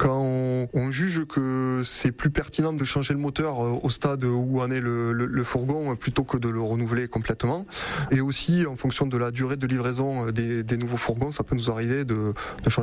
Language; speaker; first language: French; native; French